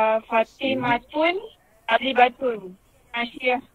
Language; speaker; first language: Arabic; non-native, learner; Malay